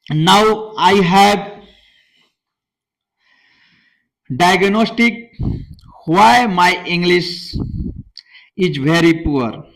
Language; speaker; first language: English; non-native, local second language; Hindi